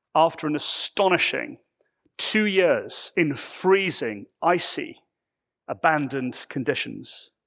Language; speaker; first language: English; native; English